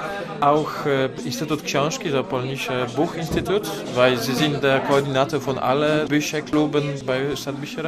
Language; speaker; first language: German; non-native, learner; Polish